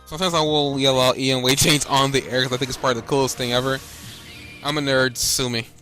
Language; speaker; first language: English; native; English